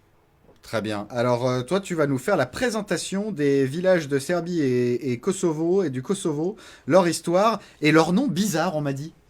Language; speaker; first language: French; native; French